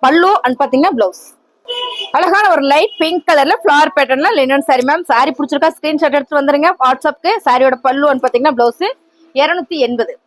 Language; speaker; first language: Tamil; native; Tamil